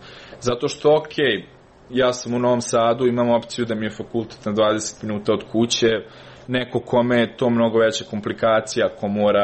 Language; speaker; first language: Serbian; native; Serbian